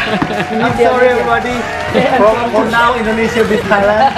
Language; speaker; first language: English; non-native, fluent; Indonesian